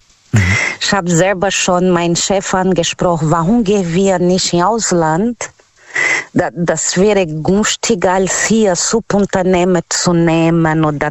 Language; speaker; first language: German; non-native, learner; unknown